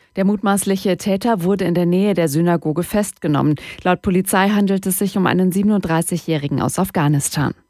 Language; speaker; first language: German; native; German